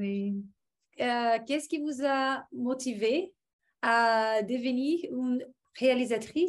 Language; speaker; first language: French; non-native, fluent; Portuguese